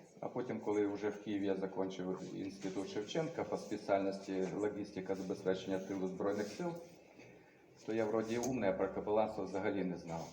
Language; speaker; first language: Ukrainian; native; Ukrainian